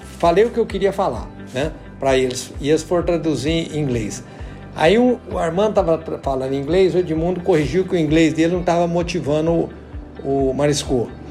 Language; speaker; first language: Portuguese; native; Portuguese